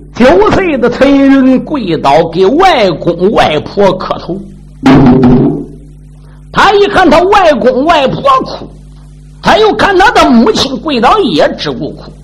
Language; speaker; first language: Chinese; native; Chinese